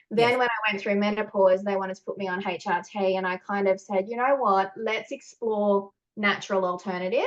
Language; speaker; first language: English; native; English